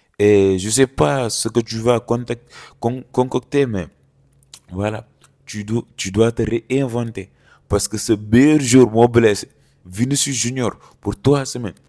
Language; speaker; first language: French; non-native, local second language; Wolof